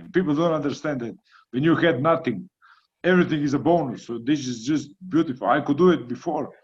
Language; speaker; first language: English; non-native, fluent; Croatian